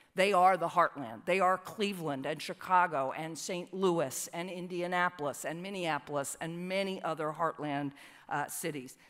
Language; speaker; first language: English; native; English